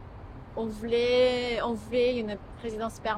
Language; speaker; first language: French; non-native, fluent; Japanese